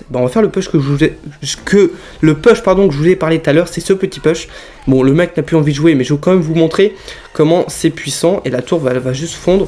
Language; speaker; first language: French; native; French